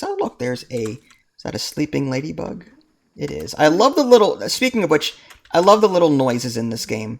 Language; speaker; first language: English; native; English